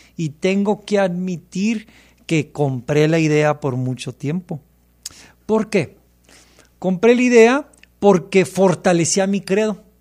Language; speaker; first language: Spanish; early bilingual, heritage; Spanish